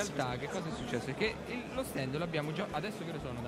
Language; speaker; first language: Italian; native; Italian